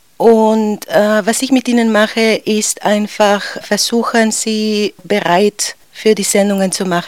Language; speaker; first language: German; non-native, fluent; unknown